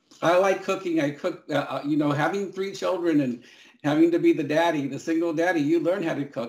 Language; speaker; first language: English; early bilingual, other home language; Spanish